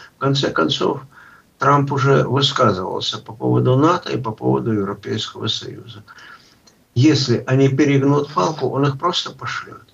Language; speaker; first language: Russian; native; Russian